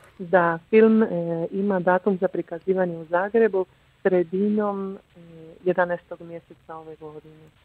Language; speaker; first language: Croatian; early bilingual, heritage; Croatian